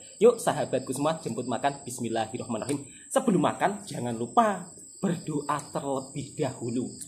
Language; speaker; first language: Indonesian; native; Indonesian